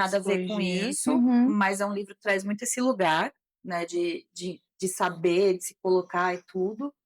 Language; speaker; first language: Portuguese; native; Portuguese